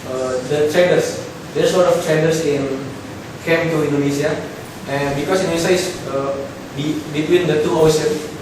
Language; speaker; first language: English; non-native, local second language; Indonesian